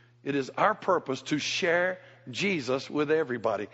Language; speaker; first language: English; native; English